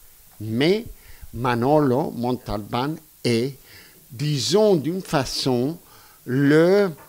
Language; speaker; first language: French; non-native, fluent; Greek